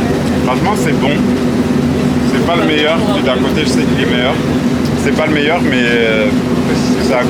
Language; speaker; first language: French; native; French